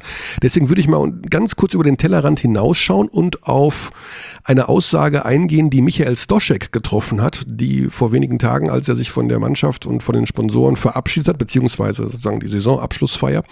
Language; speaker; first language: German; native; German